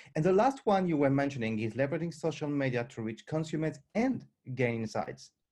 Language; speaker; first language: English; non-native, fluent; French